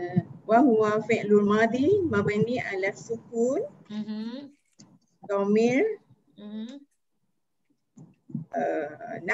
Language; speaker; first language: Arabic; non-native, learner; Malay